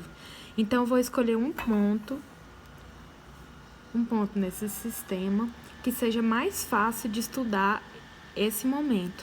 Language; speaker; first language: Portuguese; native; Portuguese